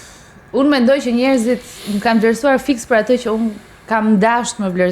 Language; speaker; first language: Albanian; native; Albanian